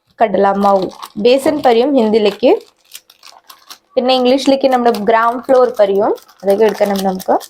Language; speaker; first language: Malayalam; non-native, fluent; Hindi